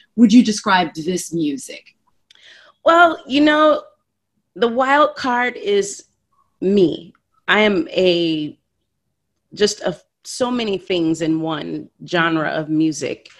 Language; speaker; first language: English; native; English